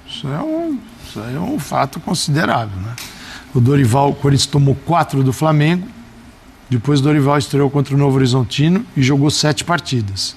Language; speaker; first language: Portuguese; native; Portuguese